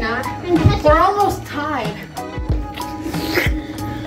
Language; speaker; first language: English; native; English